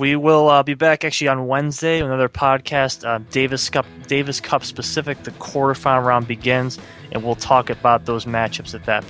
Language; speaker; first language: English; native; English